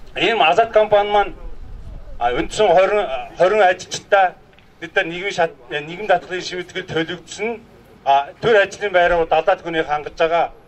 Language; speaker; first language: Mongolian; non-native, local second language; Kazakh